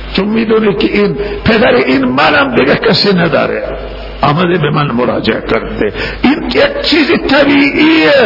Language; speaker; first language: Persian; non-native, local second language; Baluchi